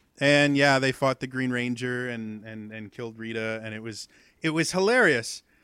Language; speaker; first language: English; native; English